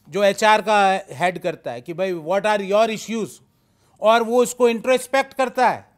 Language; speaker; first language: Hindi; native; Hindi